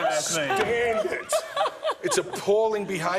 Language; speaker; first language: English; native; English